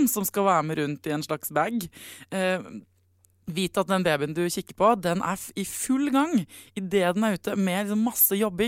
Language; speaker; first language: Norwegian; native; Norwegian